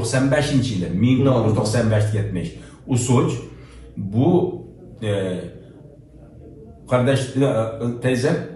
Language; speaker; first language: Turkish; non-native, learner; Uyghur